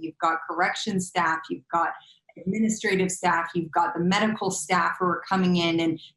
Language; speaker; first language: English; native; English